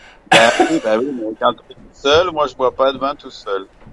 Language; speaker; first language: French; native; French